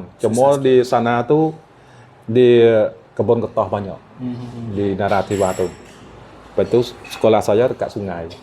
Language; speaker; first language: Malay; non-native, fluent; Eastern Cham